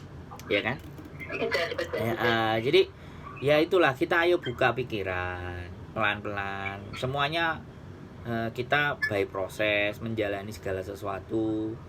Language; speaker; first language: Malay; non-native, local second language; Javanese